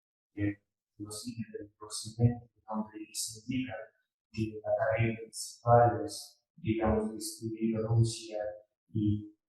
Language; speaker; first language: Spanish; non-native, fluent; Russian